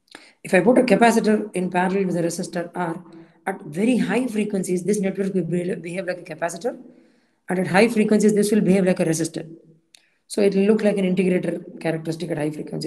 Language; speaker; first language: English; non-native, local second language; Tamil